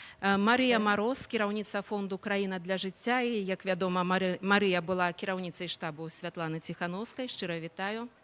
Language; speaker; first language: Belarusian; non-native, local second language; Russian